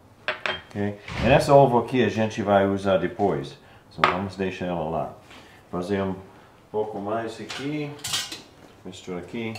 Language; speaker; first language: Portuguese; non-native, learner; English